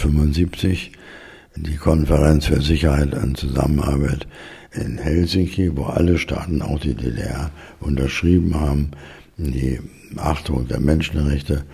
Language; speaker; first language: German; native; German